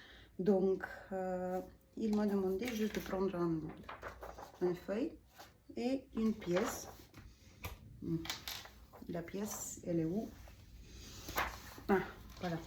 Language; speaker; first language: French; non-native, learner; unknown